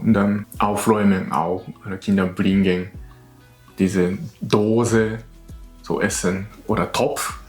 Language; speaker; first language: German; non-native, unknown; Japanese